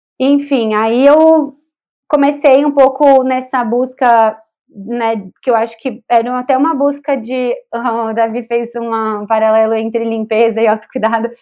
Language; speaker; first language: Portuguese; native; Portuguese